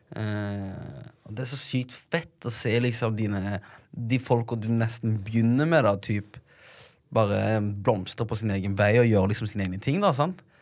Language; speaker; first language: Norwegian; early bilingual, other home language; Tigrinya